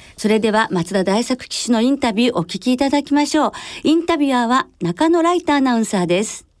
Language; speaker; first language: Japanese; native; Japanese